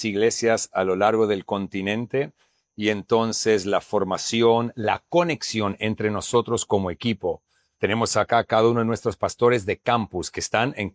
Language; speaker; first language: Spanish; non-native, fluent; English